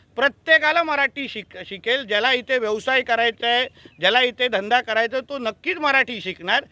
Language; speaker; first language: Marathi; native; Marathi